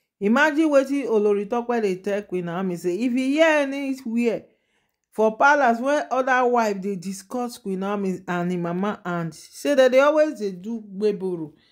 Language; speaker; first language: Nigerian Pidgin; non-native, local second language; Yoruba